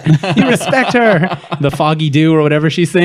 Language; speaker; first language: English; native; English